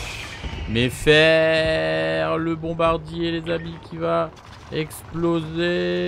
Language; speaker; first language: French; native; French